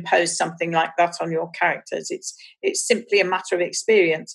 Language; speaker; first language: English; native; English